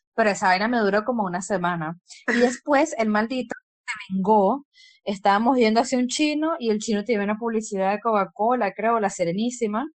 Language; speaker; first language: Spanish; native; Spanish